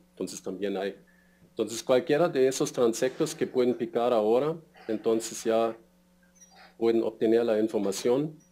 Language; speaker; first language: Spanish; non-native, fluent; German